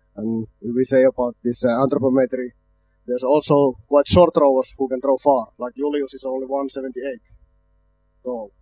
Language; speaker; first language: English; non-native, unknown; Finnish